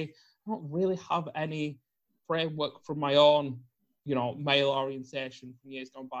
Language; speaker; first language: English; native; English